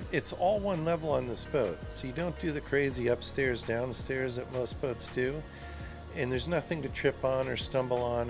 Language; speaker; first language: English; native; English